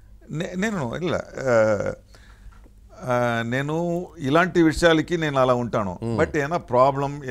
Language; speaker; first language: Telugu; non-native, learner; Tamil